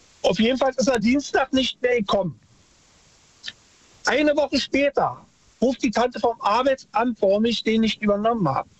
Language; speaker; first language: German; native; German